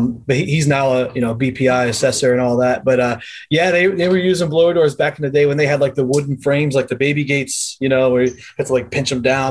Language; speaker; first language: English; native; English